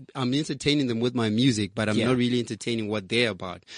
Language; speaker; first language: English; non-native, local second language; Southern Sotho